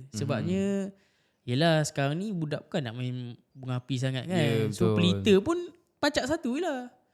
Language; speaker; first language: Malay; native; Malay